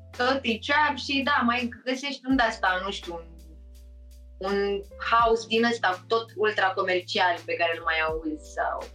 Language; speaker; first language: Romanian; early bilingual, heritage; Romanian